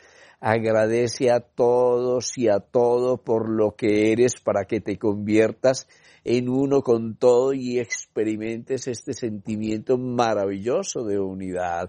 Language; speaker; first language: Spanish; native; Spanish